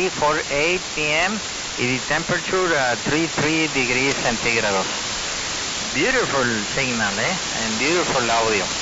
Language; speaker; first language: English; non-native, learner; Spanish